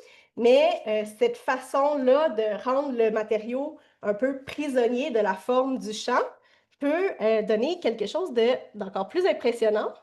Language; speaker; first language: French; native; French